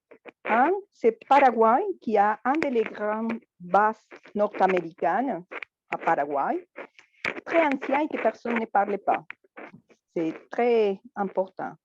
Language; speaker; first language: French; non-native, fluent; Spanish